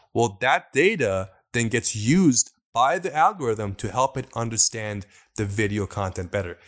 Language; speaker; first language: English; non-native, fluent; Persian